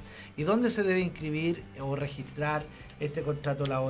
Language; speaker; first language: Spanish; native; Spanish